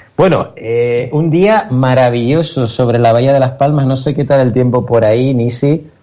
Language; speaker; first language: Spanish; native; Spanish